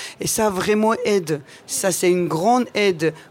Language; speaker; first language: French; non-native, learner; Georgian